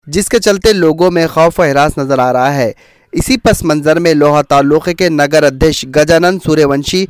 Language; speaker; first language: Urdu; native; Urdu